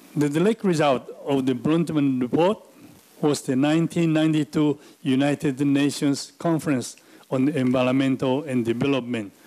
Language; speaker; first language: English; non-native, fluent; Chinese